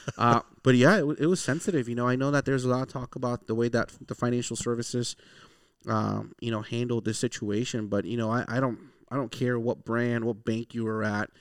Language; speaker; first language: English; early bilingual, other home language; Spanish